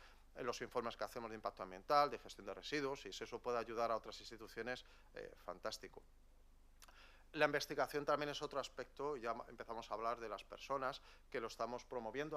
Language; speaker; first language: Spanish; native; Spanish